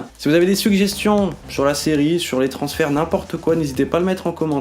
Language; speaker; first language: French; native; French